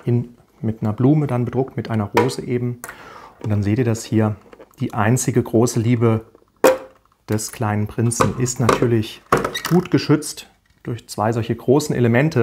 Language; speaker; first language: German; native; German